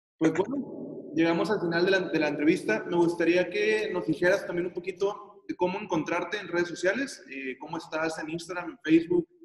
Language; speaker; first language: Spanish; native; Spanish